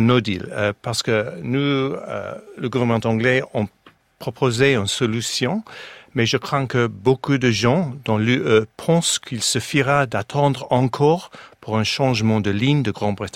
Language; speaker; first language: French; non-native, fluent; English